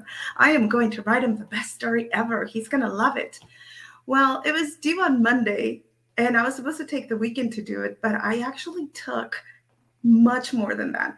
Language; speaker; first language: English; early bilingual, other home language; Spanish